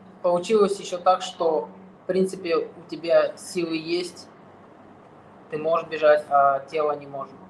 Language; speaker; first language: Russian; non-native, fluent; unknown